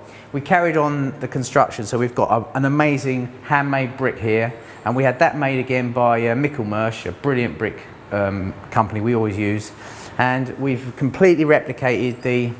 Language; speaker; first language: English; native; English